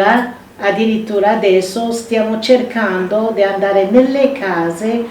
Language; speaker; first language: Italian; non-native, fluent; Arabic